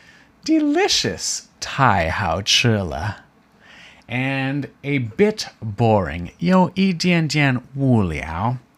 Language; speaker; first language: Chinese; non-native, fluent; English